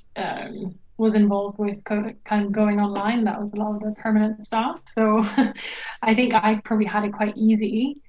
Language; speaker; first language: English; non-native, fluent; Norwegian